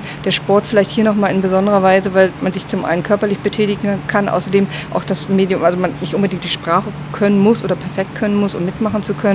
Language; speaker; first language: German; native; German